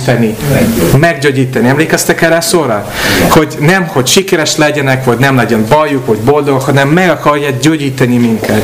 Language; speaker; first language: Hungarian; non-native, fluent; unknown